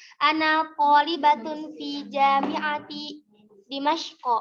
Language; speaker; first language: Arabic; non-native, learner; Indonesian